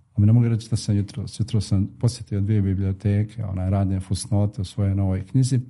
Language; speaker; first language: Bosnian; native; Bosnian